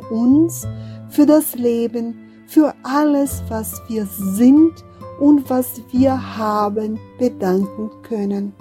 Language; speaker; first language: German; non-native, fluent; Portuguese